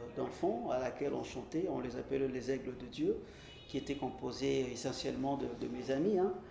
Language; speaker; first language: French; non-native, local second language; Lingala